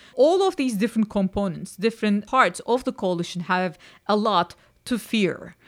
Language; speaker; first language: English; non-native, fluent; Turkish